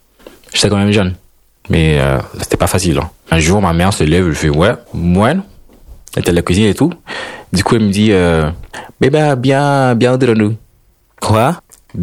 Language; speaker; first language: French; non-native, fluent; Spanish